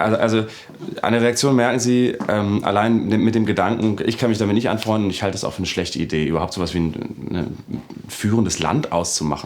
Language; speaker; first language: German; native; German